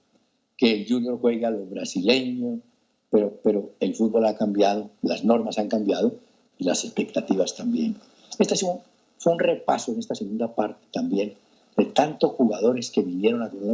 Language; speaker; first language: Spanish; native; Spanish